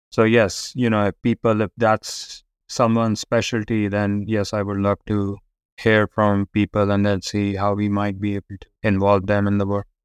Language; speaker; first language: English; non-native, local second language; Hindi